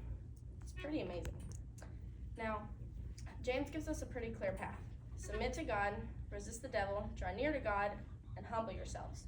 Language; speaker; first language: English; native; English